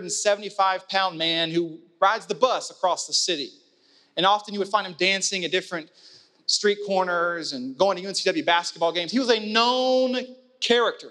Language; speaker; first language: English; native; English